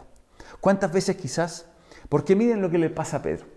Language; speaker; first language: Spanish; native; Spanish